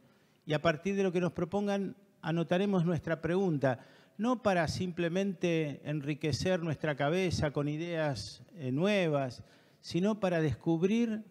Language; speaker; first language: Spanish; native; Spanish